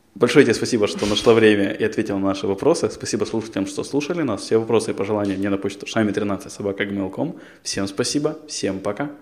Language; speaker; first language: Russian; native; Russian